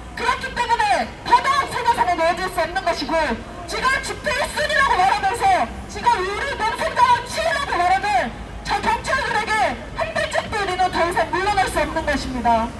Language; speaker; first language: Korean; native; Korean